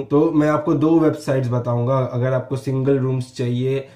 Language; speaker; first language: Hindi; native; Hindi